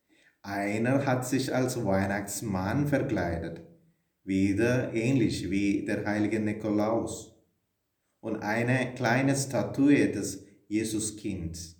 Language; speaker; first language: German; non-native, fluent; Malayalam